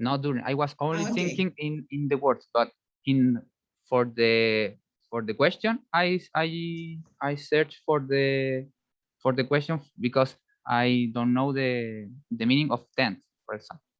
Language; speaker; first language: English; non-native, learner; Spanish